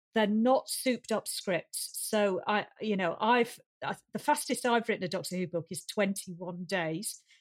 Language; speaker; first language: English; native; English